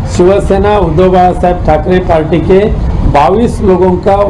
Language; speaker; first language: Hindi; non-native, local second language; Marathi